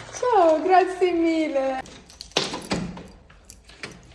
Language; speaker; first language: Italian; non-native, learner; Persian